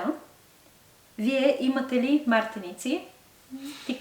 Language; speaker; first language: Bulgarian; non-native, fluent; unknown